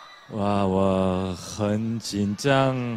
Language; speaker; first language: Chinese; non-native, learner; Korean